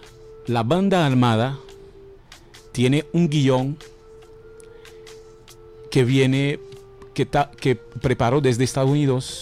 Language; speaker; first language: Spanish; non-native, fluent; Haitian Creole